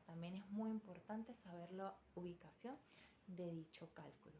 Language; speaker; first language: Spanish; native; Spanish